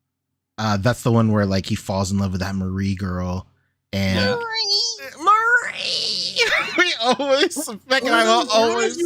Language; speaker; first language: English; native; English